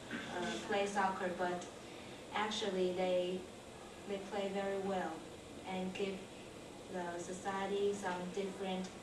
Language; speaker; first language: English; non-native, learner; Chinese